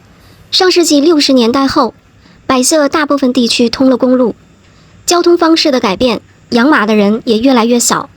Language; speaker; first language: Chinese; native; Chinese